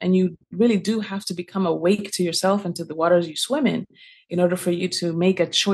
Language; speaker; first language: English; early bilingual, other home language; Spanish